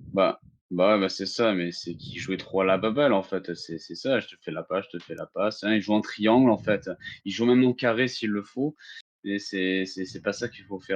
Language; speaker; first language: French; native; French